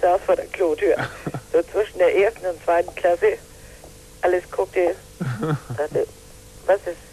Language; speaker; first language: German; native; German